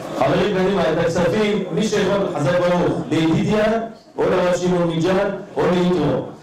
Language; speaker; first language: Hebrew; native; Hebrew